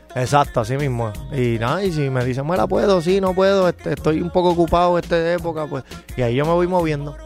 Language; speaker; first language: Spanish; native; Spanish